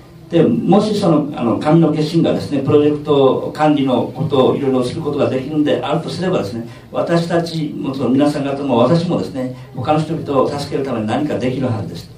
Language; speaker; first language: Japanese; native; Japanese